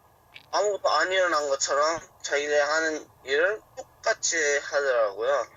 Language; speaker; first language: Korean; early bilingual, heritage; Korean